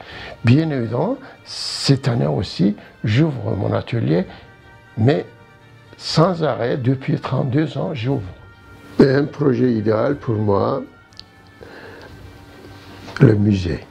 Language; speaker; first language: French; non-native, learner; Turkish